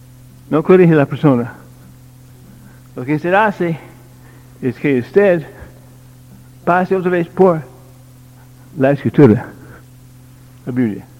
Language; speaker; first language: Spanish; non-native, learner; English